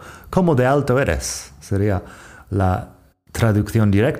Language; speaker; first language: Spanish; non-native, fluent; English